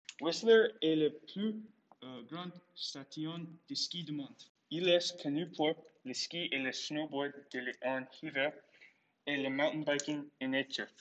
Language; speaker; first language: French; non-native, learner; English